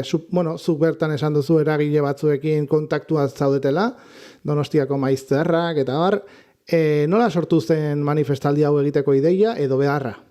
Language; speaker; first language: Basque; native; Basque